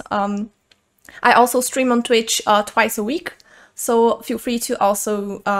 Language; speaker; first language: English; non-native, fluent; Portuguese